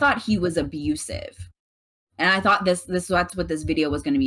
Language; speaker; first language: English; native; English